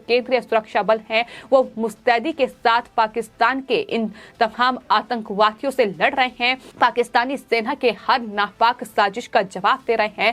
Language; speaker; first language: Hindi; native; Hindi